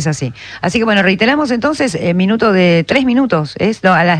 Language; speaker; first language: Spanish; native; Spanish